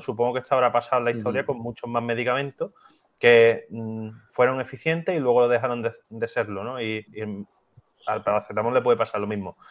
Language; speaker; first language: Spanish; native; Spanish